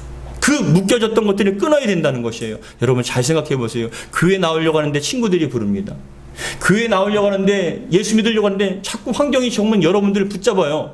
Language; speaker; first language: Korean; native; Korean